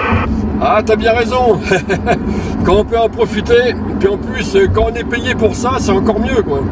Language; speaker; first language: French; native; French